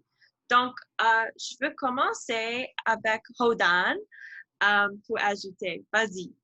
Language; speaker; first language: French; non-native, learner; English